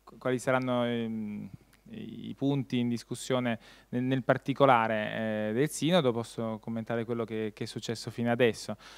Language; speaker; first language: Italian; native; Italian